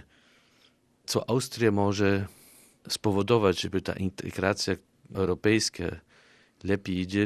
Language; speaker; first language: Polish; non-native, fluent; German